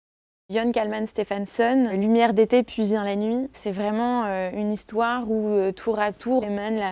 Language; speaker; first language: French; native; French